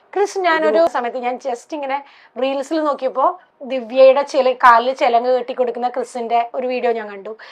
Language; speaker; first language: Malayalam; native; Malayalam